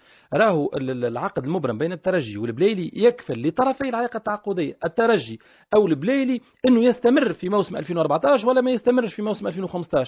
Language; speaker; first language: Arabic; native; Arabic